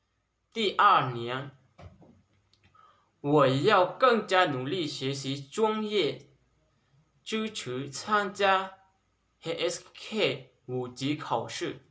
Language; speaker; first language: Chinese; non-native, learner; Lao